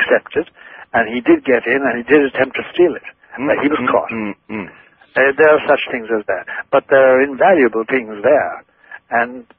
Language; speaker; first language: English; non-native, local second language; Irish